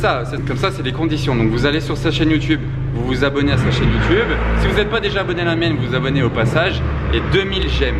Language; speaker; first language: French; native; French